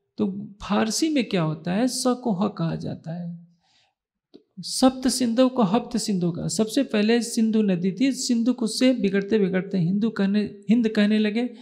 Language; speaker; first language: Hindi; native; Hindi